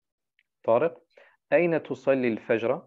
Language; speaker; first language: Arabic; non-native, fluent; German